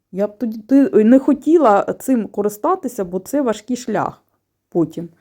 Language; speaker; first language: Ukrainian; non-native, local second language; Russian